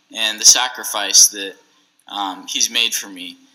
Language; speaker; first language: English; native; English